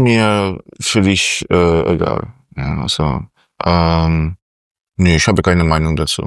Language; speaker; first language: German; non-native, fluent; Polish